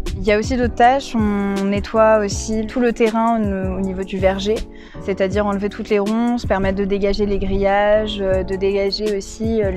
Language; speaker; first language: French; native; French